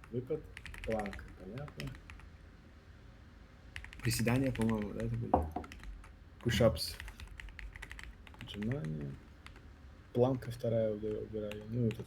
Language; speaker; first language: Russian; native; Russian